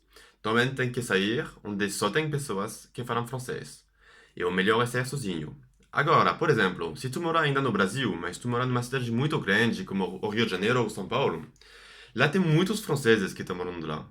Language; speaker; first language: Portuguese; non-native, fluent; French